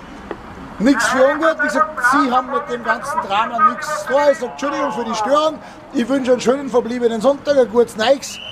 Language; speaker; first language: German; native; German